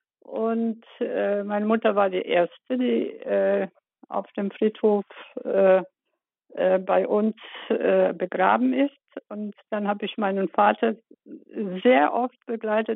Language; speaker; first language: German; early bilingual, other home language; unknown